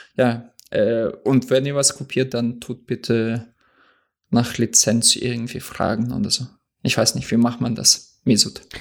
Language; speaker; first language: German; non-native, fluent; Russian